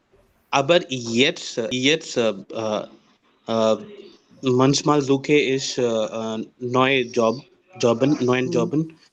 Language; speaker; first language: German; non-native, learner; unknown